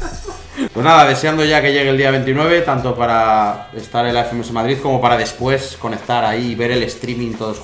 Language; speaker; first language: Spanish; native; Spanish